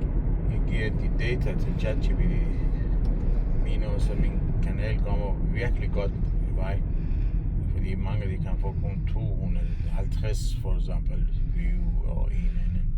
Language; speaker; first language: Danish; non-native, learner; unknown